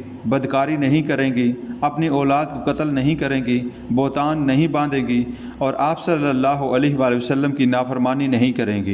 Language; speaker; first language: Urdu; native; Urdu